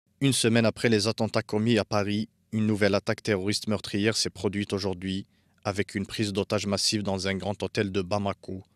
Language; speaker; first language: French; non-native, local second language; Arabic